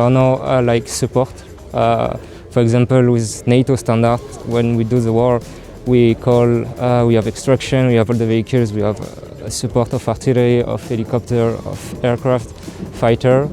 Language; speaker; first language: English; non-native, learner; French